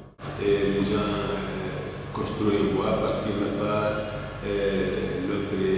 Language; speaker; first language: French; non-native, fluent; Portuguese